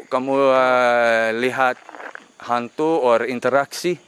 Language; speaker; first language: Indonesian; non-native, learner; English